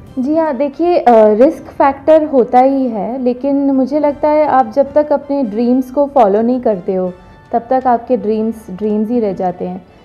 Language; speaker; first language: Hindi; non-native, local second language; Bangla